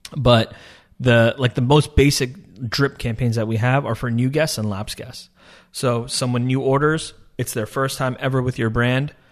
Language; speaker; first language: English; early bilingual, other home language; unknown